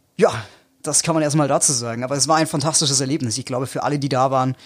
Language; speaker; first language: German; native; German